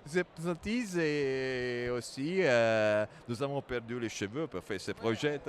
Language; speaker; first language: French; non-native, fluent; Italian